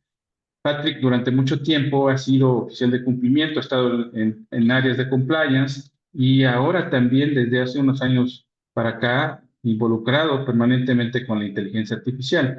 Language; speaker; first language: Spanish; native; Spanish